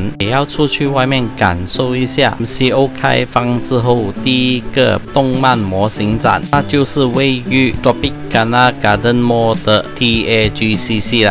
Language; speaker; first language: Chinese; native; Chinese